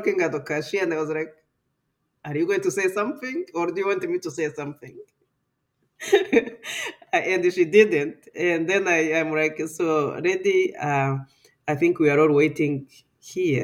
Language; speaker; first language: English; non-native, local second language; Kinyarwanda